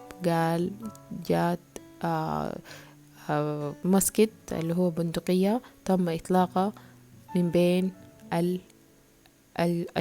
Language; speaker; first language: Arabic; native; Arabic